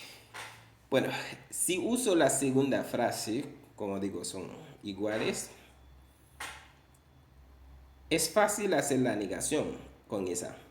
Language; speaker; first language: Spanish; non-native, fluent; Haitian Creole